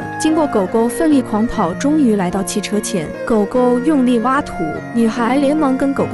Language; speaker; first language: Chinese; native; Chinese